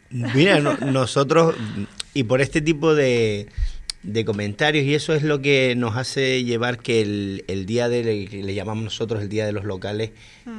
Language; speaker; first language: Spanish; native; Spanish